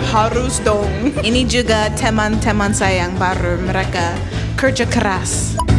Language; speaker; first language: Indonesian; non-native, learner; English